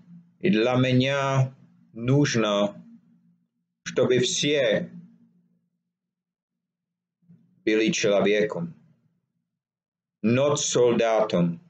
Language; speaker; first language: Russian; non-native, learner; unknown